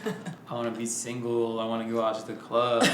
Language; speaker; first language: English; native; English